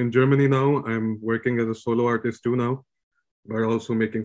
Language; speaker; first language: English; non-native, local second language; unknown